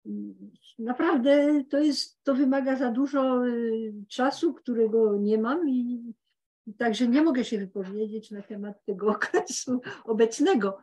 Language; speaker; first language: Polish; early bilingual, heritage; Polish